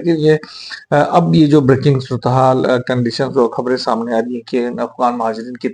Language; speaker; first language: Urdu; native; Urdu